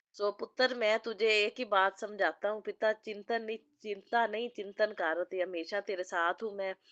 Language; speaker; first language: Hindi; non-native, local second language; Punjabi